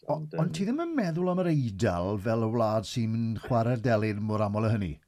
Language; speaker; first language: Welsh; native; Welsh